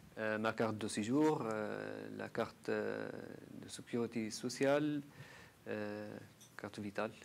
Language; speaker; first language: French; non-native, learner; Arabic